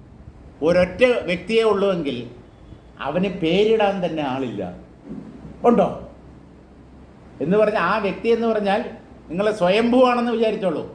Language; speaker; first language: Malayalam; native; Malayalam